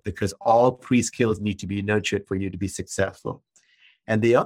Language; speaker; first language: English; non-native, local second language; Tamil